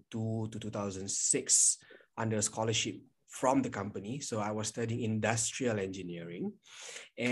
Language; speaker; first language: English; non-native, local second language; Malay